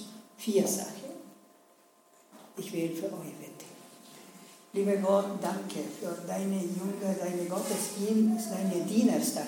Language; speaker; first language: German; non-native, learner; Spanish